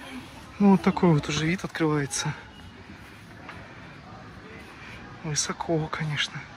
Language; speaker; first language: Russian; native; Russian